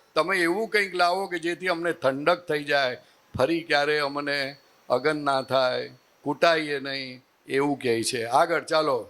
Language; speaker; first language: Gujarati; native; Gujarati